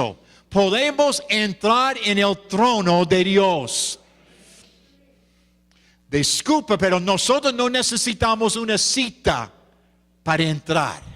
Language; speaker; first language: Spanish; non-native, fluent; English